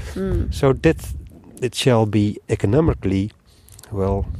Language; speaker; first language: English; non-native, learner; Dutch